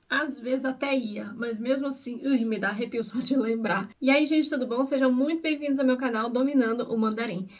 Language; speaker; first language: Portuguese; early bilingual, heritage; Portuguese